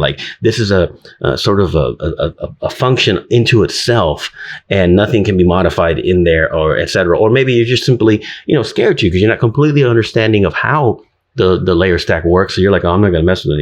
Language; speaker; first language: English; native; English